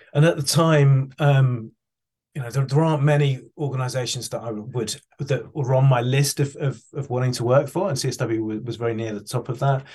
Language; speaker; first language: English; native; English